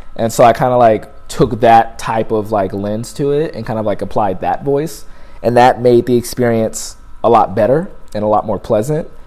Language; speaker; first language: English; native; English